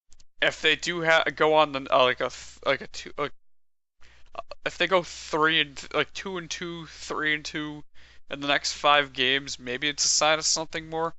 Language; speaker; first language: English; native; English